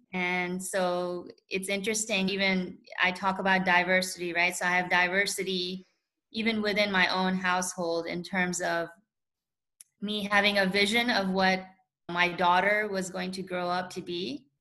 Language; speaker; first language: English; early bilingual, other home language; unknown